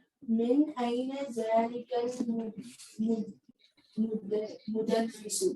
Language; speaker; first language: Arabic; non-native, learner; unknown